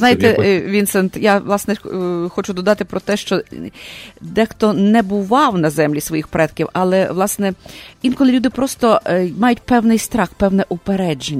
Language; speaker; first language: Ukrainian; native; Ukrainian